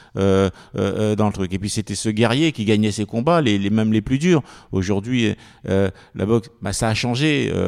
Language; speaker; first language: French; native; French